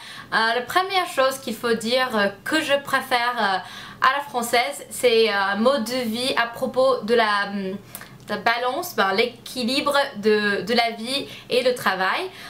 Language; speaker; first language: French; non-native, learner; English